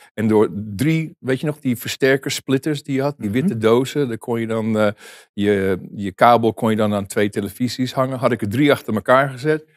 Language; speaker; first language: Dutch; native; Dutch